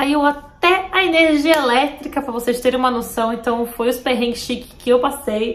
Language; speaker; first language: Portuguese; native; Portuguese